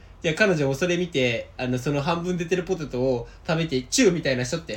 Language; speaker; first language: Japanese; native; Japanese